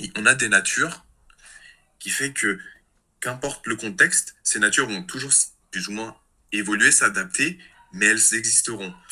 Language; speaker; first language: French; native; French